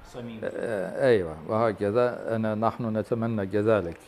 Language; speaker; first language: Arabic; non-native, fluent; Turkish